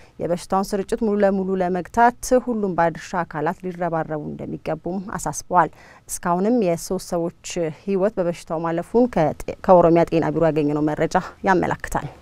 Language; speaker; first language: Amharic; non-native, local second language; Oromo